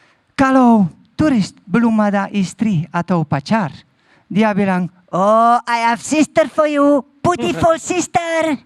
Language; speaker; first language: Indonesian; non-native, learner; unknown